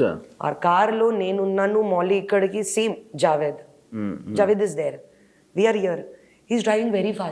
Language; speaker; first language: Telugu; non-native, local second language; Hindi